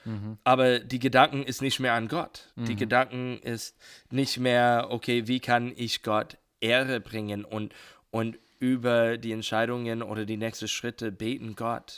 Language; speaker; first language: German; non-native, learner; English